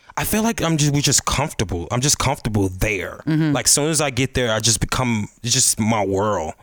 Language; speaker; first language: English; native; English